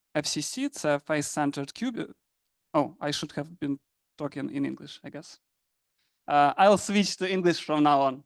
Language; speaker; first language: English; non-native, fluent; Ukrainian